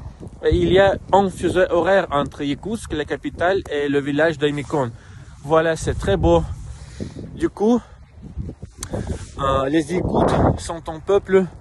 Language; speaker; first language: French; non-native, fluent; Russian